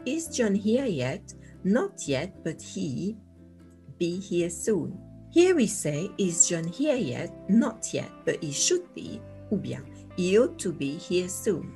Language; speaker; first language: English; non-native, fluent; French